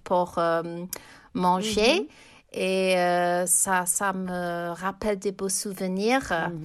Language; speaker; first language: French; non-native, fluent; English